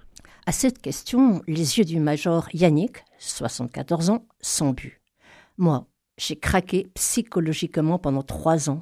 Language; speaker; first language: French; native; French